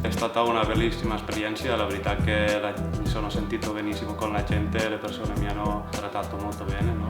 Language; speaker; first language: Italian; non-native, fluent; Spanish